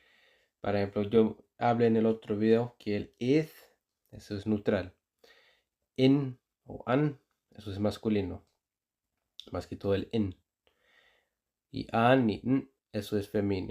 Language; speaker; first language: Spanish; non-native, fluent; Icelandic